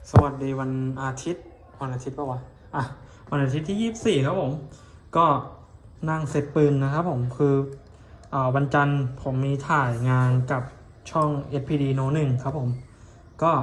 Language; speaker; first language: Thai; native; Thai